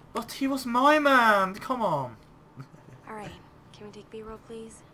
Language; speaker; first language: English; non-native, fluent; Norwegian